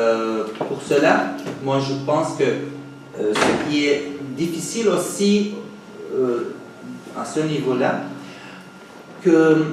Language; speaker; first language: French; non-native, fluent; Arabic